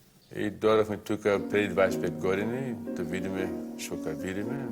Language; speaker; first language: Macedonian; early bilingual, heritage; Macedonian